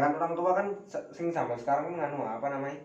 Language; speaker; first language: Indonesian; native; Indonesian